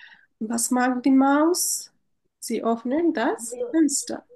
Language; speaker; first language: German; non-native, fluent; Bangla